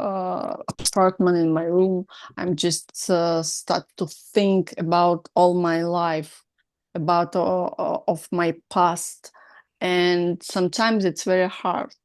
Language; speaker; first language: English; non-native, learner; Russian